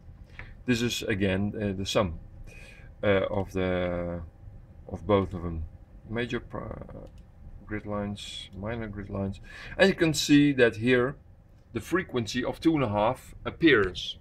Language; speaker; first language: English; non-native, fluent; Dutch